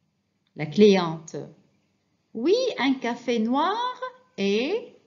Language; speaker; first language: French; non-native, fluent; Arabic